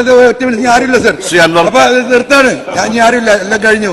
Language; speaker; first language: Malayalam; native; Malayalam